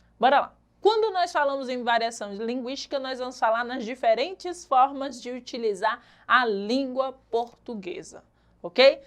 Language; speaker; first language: Portuguese; native; Portuguese